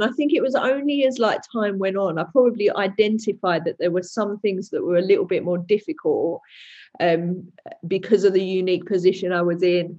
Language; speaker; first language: English; native; English